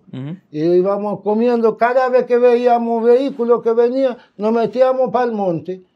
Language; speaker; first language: Spanish; non-native, fluent; Haitian Creole